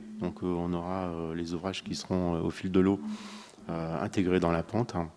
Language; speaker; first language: French; native; French